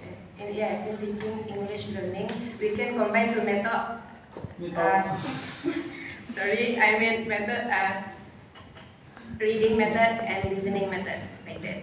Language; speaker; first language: English; non-native, learner; Indonesian